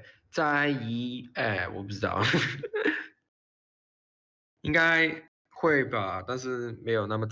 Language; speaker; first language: Chinese; non-native, local second language; Cantonese